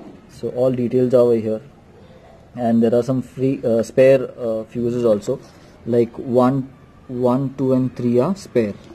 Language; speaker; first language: English; non-native, local second language; Gujarati